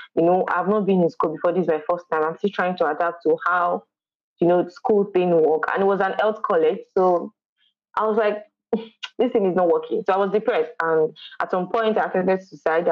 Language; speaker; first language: English; non-native, local second language; Yoruba